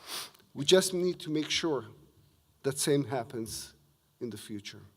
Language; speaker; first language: English; non-native, fluent; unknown